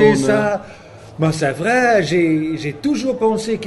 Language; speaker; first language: French; non-native, learner; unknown